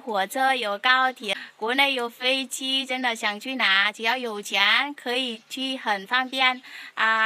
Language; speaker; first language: Chinese; non-native, fluent; Vietnamese